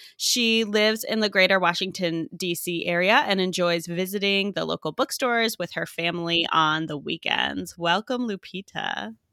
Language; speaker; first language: English; native; English